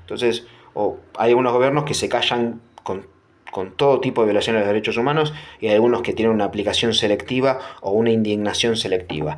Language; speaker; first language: Spanish; native; Spanish